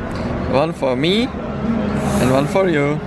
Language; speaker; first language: English; non-native, learner; Czech